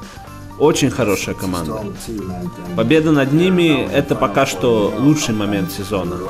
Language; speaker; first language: Russian; non-native, local second language; Estonian